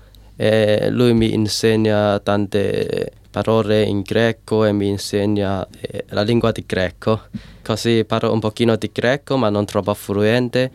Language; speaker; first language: Italian; non-native, learner; Cantonese